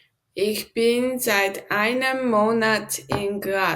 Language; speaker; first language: German; non-native, learner; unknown